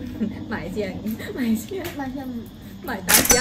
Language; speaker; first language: Chinese; non-native, learner; Lao